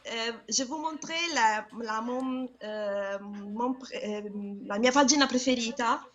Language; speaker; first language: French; non-native, learner; Italian